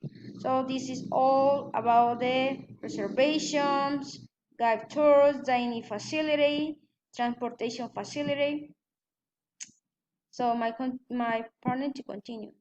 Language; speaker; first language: English; non-native, learner; Spanish